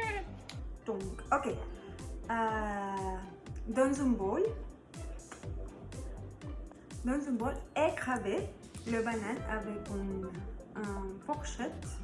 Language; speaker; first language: French; non-native, learner; Spanish